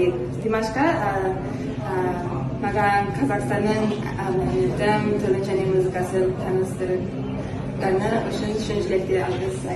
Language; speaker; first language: Kazakh; non-native, learner; English